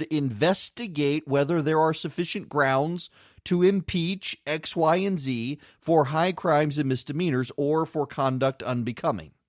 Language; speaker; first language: English; native; English